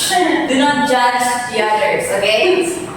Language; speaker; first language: English; non-native, fluent; Indonesian